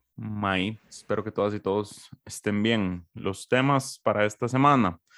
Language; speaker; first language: Spanish; native; Spanish